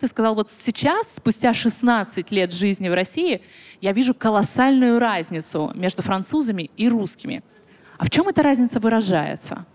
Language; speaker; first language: Russian; native; Russian